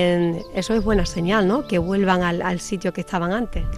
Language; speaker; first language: Spanish; native; Spanish